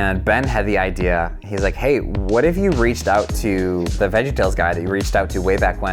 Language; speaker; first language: English; native; English